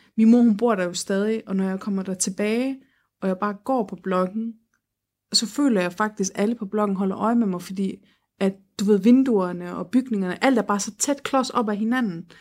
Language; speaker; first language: Danish; early bilingual, other home language; Turkish